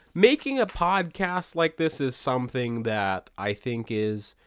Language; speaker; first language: English; native; English